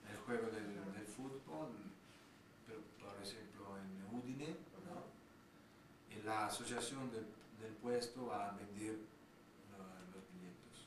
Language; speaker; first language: Spanish; non-native, learner; Italian